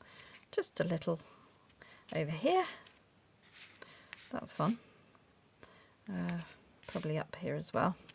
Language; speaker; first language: English; native; English